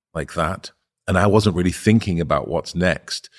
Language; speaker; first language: English; native; English